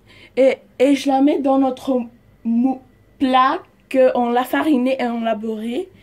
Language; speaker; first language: French; non-native, fluent; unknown